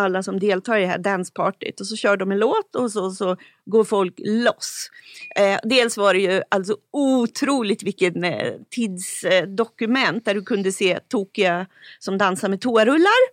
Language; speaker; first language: Swedish; native; Swedish